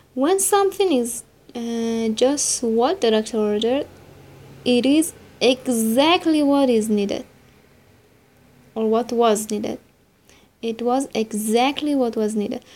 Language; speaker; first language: English; non-native, fluent; Persian